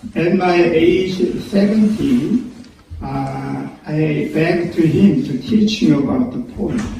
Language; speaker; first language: English; non-native, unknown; Korean